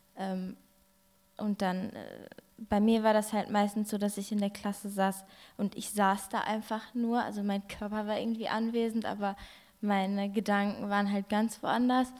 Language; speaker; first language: German; early bilingual, other home language; Turkish